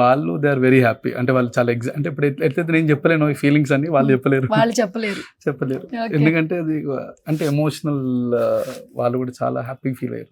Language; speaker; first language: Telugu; native; Telugu